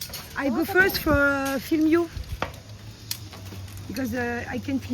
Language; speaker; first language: English; non-native, learner; French